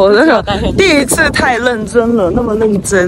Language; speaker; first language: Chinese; non-native, learner; Japanese